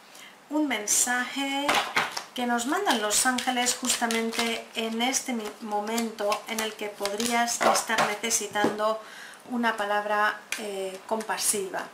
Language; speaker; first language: Spanish; native; Spanish